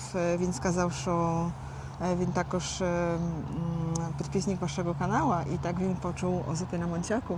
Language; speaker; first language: Ukrainian; non-native, fluent; Polish